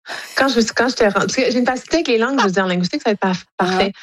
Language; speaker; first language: French; native; French